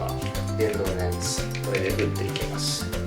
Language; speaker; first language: Japanese; native; Japanese